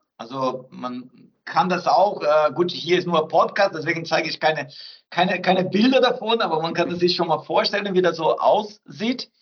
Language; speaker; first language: German; non-native, fluent; Portuguese